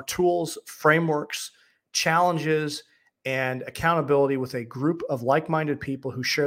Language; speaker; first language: English; native; English